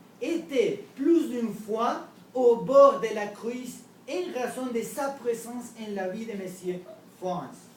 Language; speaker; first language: French; non-native, learner; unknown